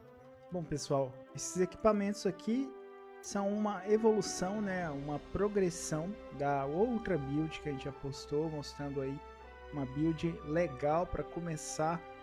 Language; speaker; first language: Portuguese; native; Portuguese